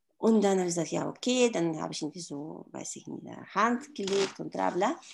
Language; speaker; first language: German; non-native, fluent; Russian